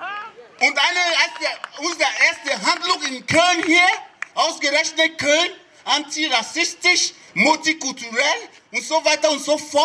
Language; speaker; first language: German; non-native, fluent; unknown